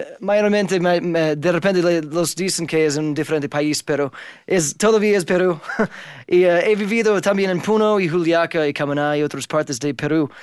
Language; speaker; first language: Spanish; non-native, fluent; English